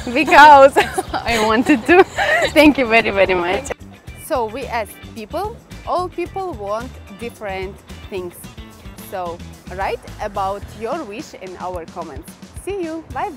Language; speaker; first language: English; non-native, learner; Russian